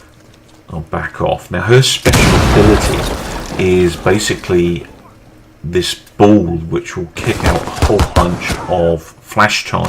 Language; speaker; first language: English; native; English